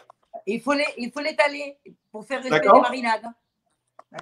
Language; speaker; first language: French; non-native, fluent; Spanish